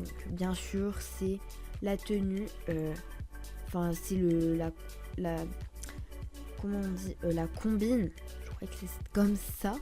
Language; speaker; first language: French; native; French